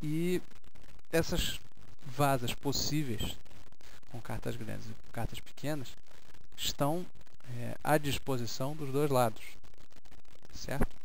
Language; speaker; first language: Portuguese; native; Portuguese